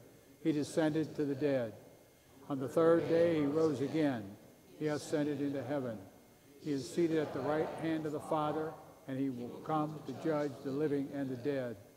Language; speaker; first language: English; native; English